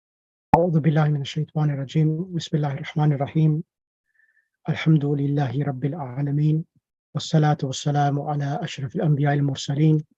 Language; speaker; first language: Arabic; non-native, fluent; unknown